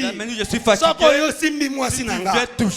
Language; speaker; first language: French; non-native, local second language; Lingala